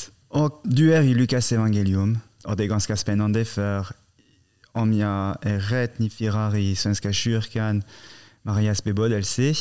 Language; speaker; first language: Swedish; non-native, fluent; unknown